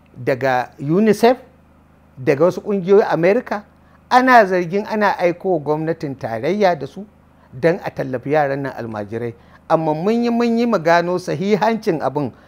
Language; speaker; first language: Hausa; native; Hausa